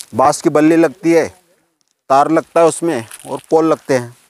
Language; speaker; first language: Hindi; native; Hindi